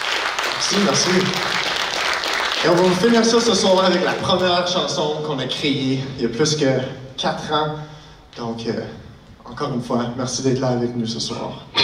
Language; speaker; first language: French; native; French